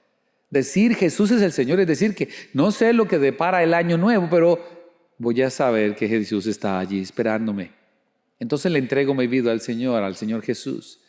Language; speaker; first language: Spanish; native; Spanish